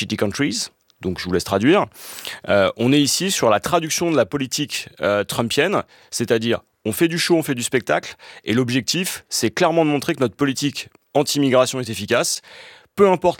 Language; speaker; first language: French; native; French